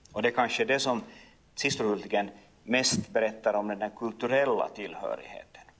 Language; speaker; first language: Swedish; native; Swedish